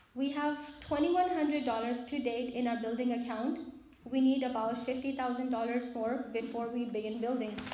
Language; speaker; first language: English; non-native, local second language; Urdu